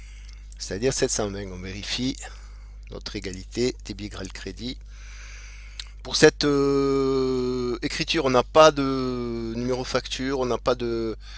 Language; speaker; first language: French; native; French